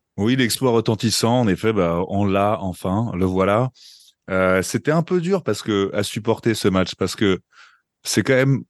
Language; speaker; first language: French; native; French